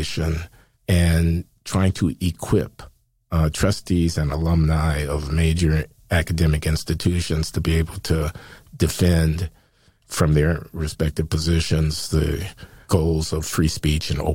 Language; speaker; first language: English; native; English